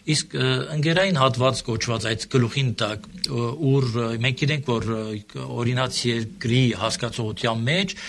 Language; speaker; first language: Armenian; early bilingual, heritage; Armenian